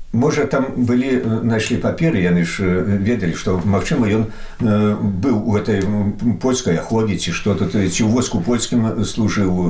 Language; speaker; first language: Belarusian; native; Belarusian